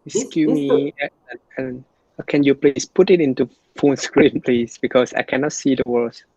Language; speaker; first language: English; non-native, fluent; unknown